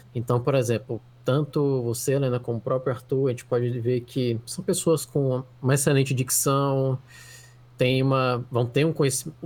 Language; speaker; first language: Portuguese; native; Portuguese